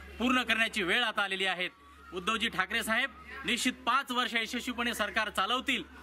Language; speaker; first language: Marathi; non-native, local second language; Lambadi